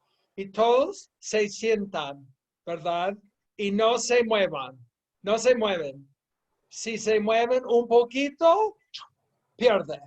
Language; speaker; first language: Spanish; non-native, fluent; English